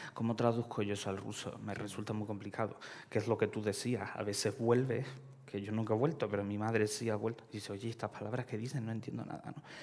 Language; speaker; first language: Spanish; early bilingual, other home language; Ukrainian